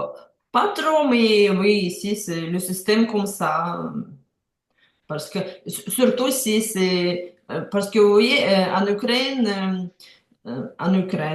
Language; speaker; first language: French; non-native, learner; Ukrainian